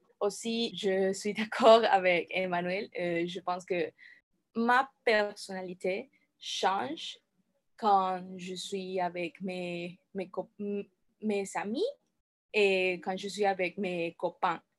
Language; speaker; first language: French; non-native, learner; Spanish